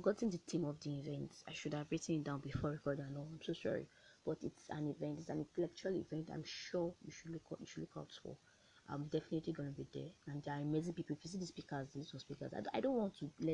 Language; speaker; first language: English; non-native, local second language; Yoruba